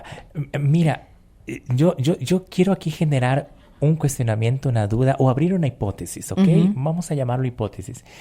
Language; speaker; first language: Spanish; native; Spanish